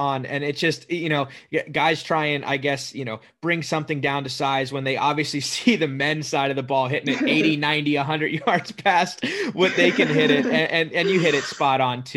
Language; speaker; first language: English; native; English